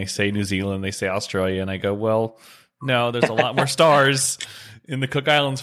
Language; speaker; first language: English; native; English